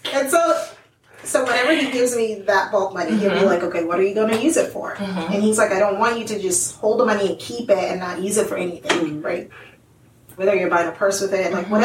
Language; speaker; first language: English; non-native, local second language; Yoruba